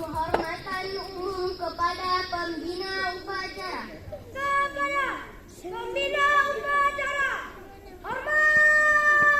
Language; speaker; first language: Indonesian; native; Indonesian